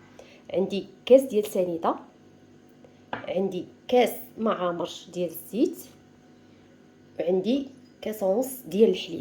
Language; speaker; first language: Arabic; native; Arabic